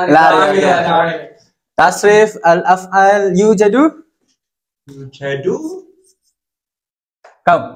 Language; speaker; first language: Arabic; non-native, learner; Malay